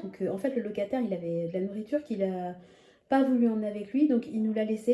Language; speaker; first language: French; native; French